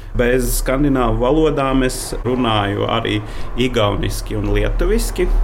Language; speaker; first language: Latvian; non-native, fluent; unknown